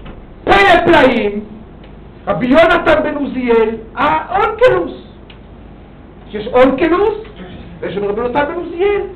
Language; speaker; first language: Hebrew; native; Hebrew